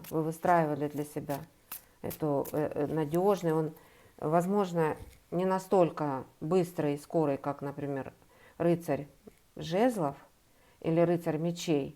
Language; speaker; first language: Russian; native; Russian